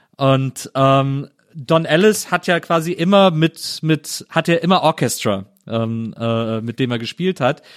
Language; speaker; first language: German; native; German